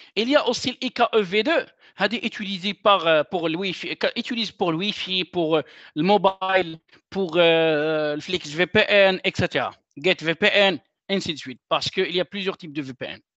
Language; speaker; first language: French; non-native, local second language; Arabic